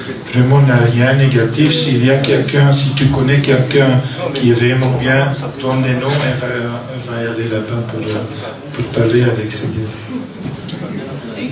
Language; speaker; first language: French; non-native, local second language; Dutch